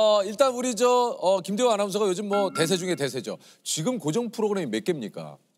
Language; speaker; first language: Korean; native; Korean